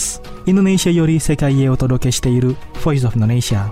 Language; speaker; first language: Japanese; non-native, fluent; Indonesian